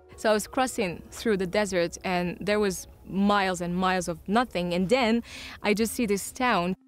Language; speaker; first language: English; non-native, fluent; Arabic